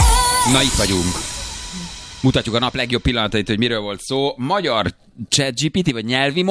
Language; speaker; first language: Hungarian; native; Hungarian